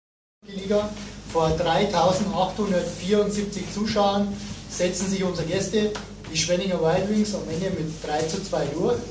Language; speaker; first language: German; native; German